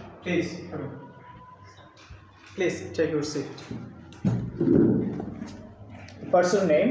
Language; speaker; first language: English; non-native, fluent; Bangla